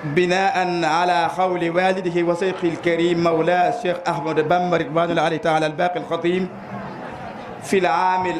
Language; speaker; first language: Arabic; non-native, fluent; Wolof